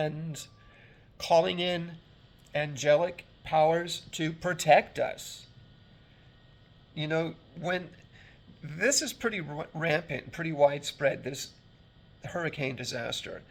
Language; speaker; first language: English; native; English